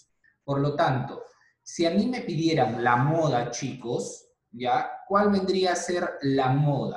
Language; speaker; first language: Spanish; native; Spanish